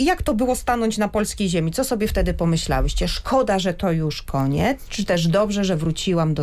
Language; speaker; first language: Polish; native; Polish